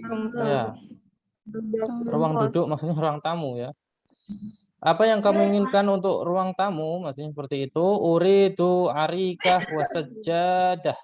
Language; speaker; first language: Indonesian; native; Indonesian